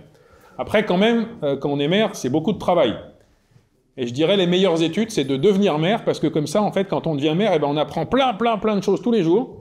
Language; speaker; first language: French; native; French